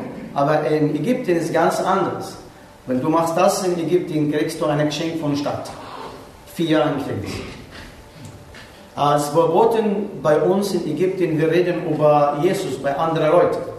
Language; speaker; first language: German; non-native, learner; Arabic